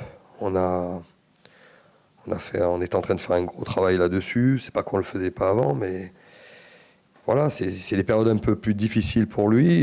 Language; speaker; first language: French; native; French